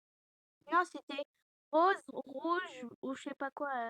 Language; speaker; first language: French; native; French